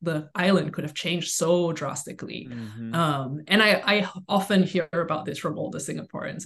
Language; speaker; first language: English; native; English